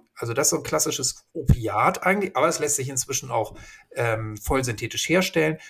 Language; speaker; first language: German; native; German